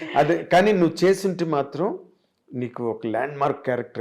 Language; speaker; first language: Telugu; native; Telugu